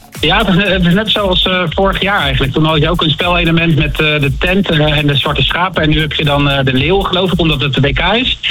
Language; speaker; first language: Dutch; native; Dutch